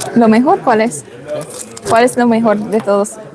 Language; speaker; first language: Spanish; non-native, fluent; English